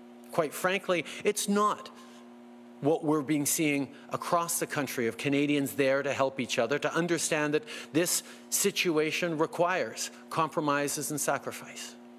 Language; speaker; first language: English; early bilingual, other home language; French